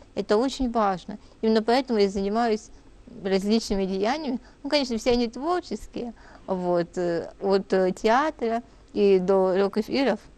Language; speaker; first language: Russian; native; Russian